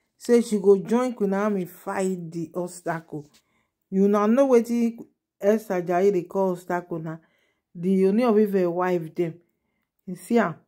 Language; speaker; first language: Nigerian Pidgin; non-native, local second language; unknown